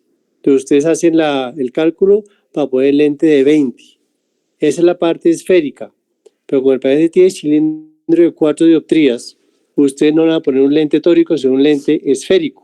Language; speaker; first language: Spanish; native; Spanish